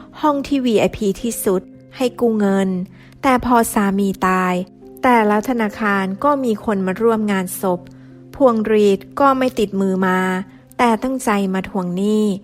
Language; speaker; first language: Thai; native; Thai